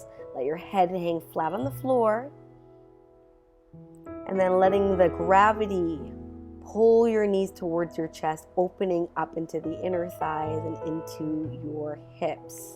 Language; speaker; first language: English; native; English